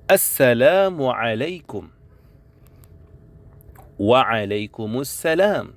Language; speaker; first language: Arabic; non-native, fluent; Indonesian